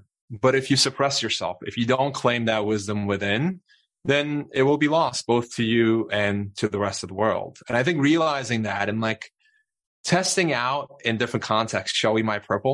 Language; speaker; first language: English; non-native, fluent; Turkish